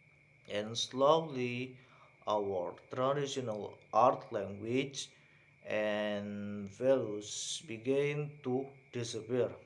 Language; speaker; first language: English; non-native, learner; Indonesian